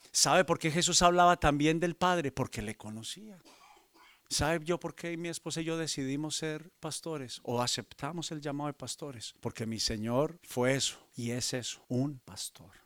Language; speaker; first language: Spanish; native; Spanish